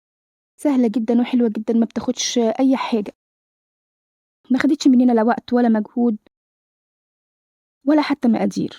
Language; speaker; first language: Arabic; native; Arabic